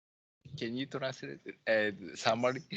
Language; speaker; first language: English; non-native, learner; Japanese